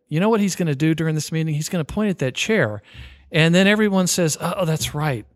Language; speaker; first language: English; native; English